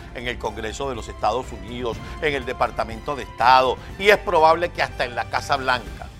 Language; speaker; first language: Spanish; native; Spanish